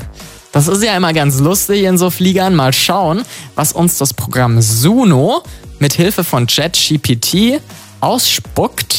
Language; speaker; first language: German; native; German